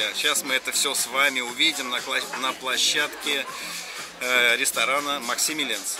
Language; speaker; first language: Russian; native; Russian